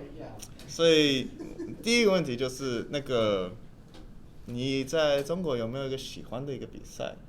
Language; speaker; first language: Chinese; early bilingual, heritage; English